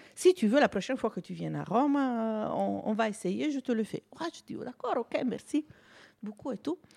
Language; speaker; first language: French; non-native, fluent; Italian